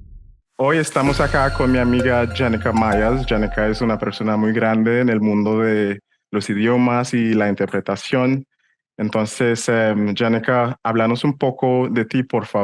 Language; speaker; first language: Spanish; non-native, fluent; English